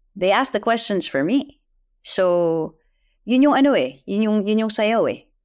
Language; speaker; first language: English; non-native, local second language; Filipino